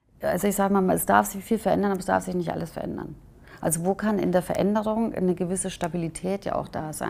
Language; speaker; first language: German; native; German